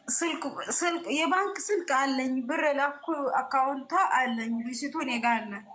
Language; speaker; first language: Amharic; non-native, local second language; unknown